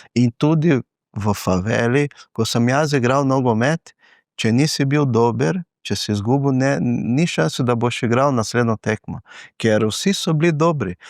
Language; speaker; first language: Slovenian; non-native, fluent; Portuguese